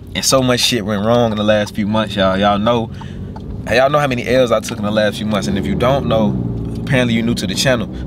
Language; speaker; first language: English; native; English